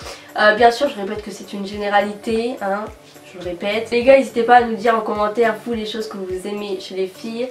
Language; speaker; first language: French; native; French